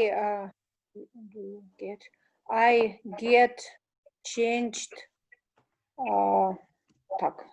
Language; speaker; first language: English; non-native, learner; Russian